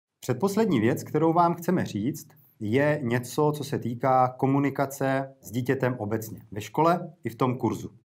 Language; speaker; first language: Czech; native; Czech